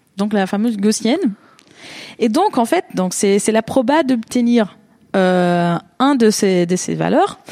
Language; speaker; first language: French; non-native, fluent; Portuguese